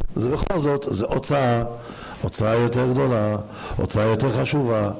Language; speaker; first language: Hebrew; native; Hebrew